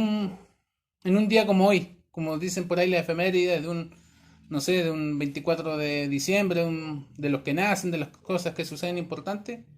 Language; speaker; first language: Spanish; native; Spanish